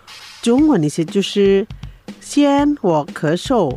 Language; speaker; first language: Chinese; non-native, learner; Indonesian